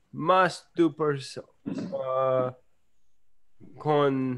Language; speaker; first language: Spanish; non-native, learner; English